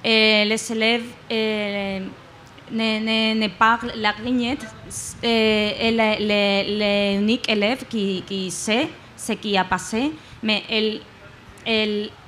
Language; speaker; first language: French; non-native, learner; Spanish